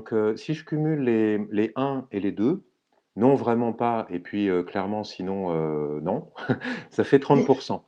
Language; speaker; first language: French; native; French